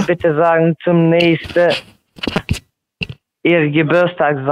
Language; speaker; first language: German; non-native, learner; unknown